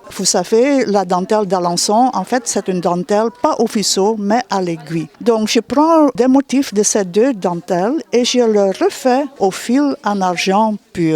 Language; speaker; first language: French; non-native, fluent; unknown